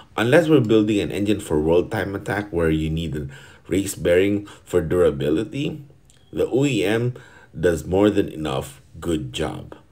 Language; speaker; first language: English; non-native, fluent; Portuguese